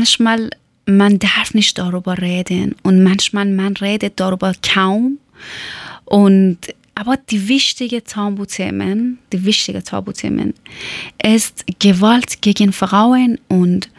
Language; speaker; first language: German; non-native, local second language; Persian